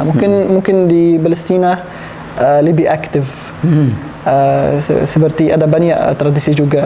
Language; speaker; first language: Indonesian; non-native, learner; Arabic